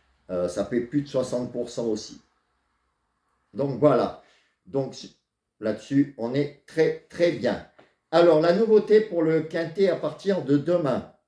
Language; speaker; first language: French; native; French